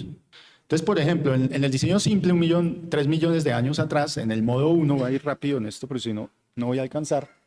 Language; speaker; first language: Spanish; native; Spanish